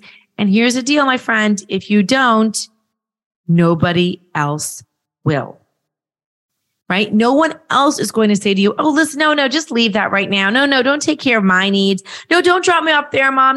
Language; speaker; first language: English; native; English